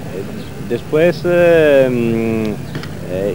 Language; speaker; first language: Spanish; non-native, learner; Italian